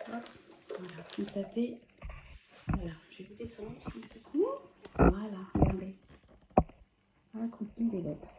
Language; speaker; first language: French; native; French